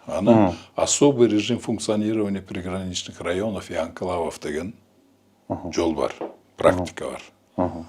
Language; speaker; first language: Russian; non-native, local second language; Kyrgyz